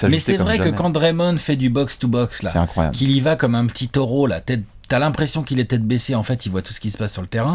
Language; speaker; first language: French; native; French